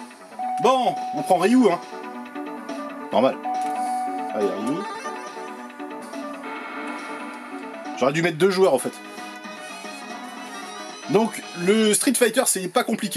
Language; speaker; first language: French; native; French